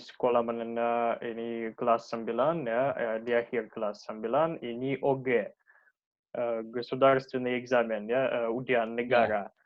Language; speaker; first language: Indonesian; non-native, learner; Russian